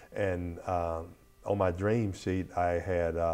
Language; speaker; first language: English; native; English